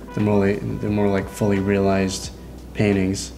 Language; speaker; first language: English; native; English